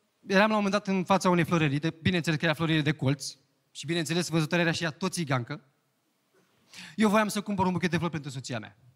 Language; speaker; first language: Romanian; native; Romanian